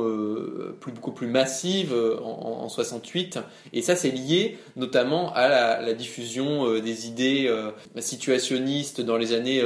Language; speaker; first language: French; native; French